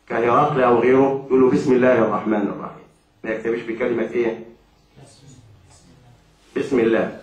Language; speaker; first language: Arabic; native; Arabic